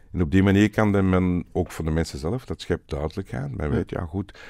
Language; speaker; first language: Dutch; native; Dutch